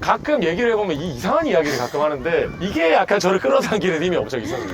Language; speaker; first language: Korean; native; Korean